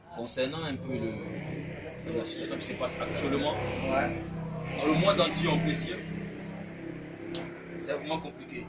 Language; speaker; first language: French; native; French